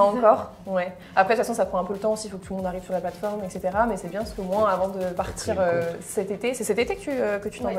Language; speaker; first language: French; native; French